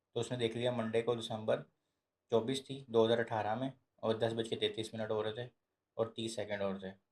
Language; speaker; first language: Urdu; native; Urdu